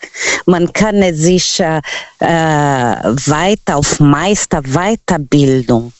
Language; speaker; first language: German; non-native, learner; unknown